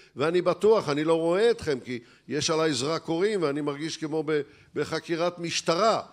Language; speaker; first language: Hebrew; native; Hebrew